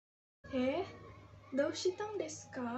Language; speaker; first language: Japanese; non-native, learner; Indonesian